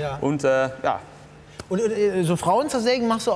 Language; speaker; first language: German; native; German